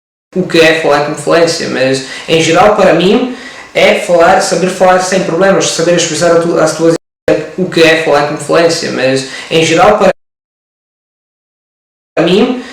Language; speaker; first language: Portuguese; non-native, learner; Italian